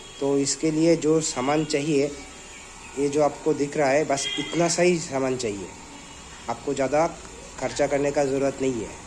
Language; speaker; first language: Hindi; non-native, local second language; Bangla